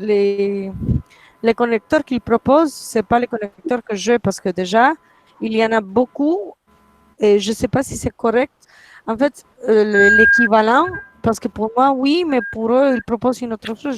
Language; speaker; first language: French; non-native, fluent; Spanish